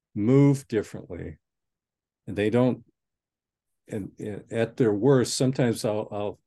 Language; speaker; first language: English; native; English